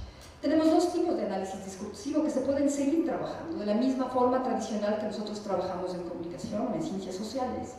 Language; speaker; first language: Spanish; native; Spanish